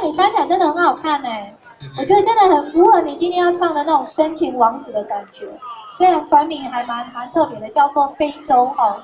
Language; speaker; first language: Chinese; native; Chinese